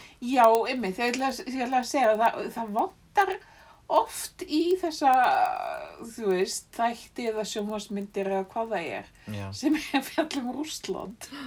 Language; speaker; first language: Icelandic; non-native, fluent; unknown